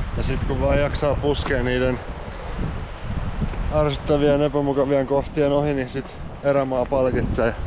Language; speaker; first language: Finnish; native; Finnish